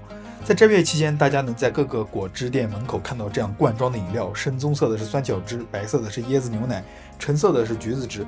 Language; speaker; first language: Chinese; native; Chinese